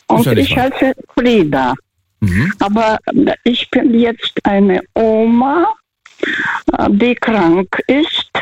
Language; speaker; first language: German; non-native, fluent; Russian